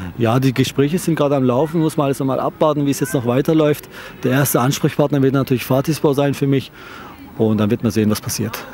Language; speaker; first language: German; early bilingual, other home language; Turkish